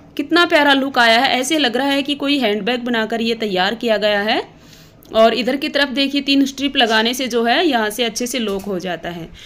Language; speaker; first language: Hindi; native; Hindi